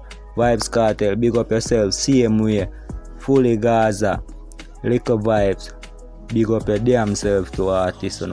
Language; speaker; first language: English; non-native, local second language; Jamaican Creole English